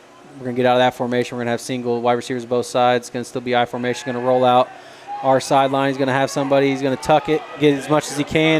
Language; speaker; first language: English; native; English